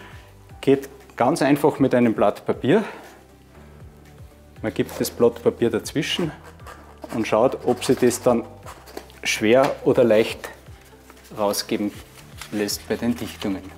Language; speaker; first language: German; native; German